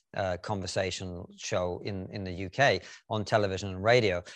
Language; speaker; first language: English; non-native, fluent; Russian